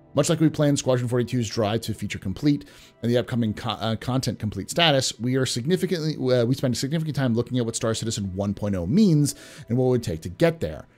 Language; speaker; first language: English; native; English